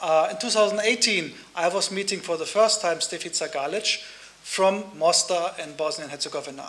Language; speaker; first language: English; non-native, fluent; German